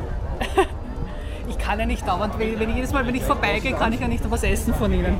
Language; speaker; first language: German; native; German